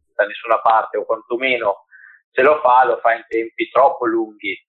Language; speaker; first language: Italian; early bilingual, heritage; Spanish